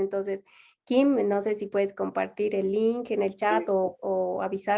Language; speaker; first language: Spanish; native; Spanish